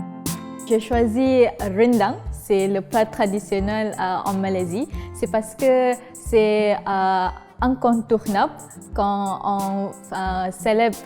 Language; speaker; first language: French; non-native, learner; Malay